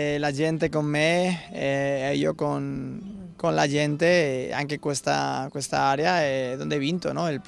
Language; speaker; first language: Italian; non-native, learner; Spanish